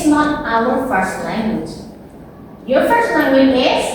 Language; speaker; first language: English; non-native, fluent; Indonesian